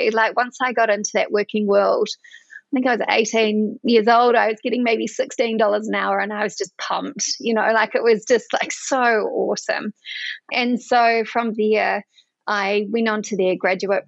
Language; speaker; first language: English; native; English